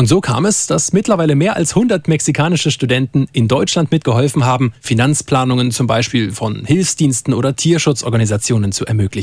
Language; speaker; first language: German; native; German